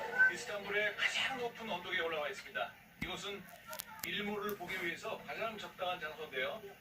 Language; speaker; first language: Korean; native; Korean